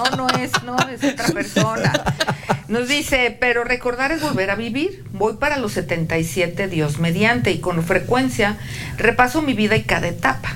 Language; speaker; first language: Spanish; native; Spanish